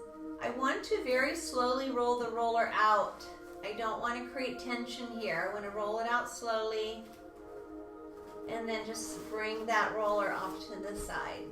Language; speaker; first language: English; native; English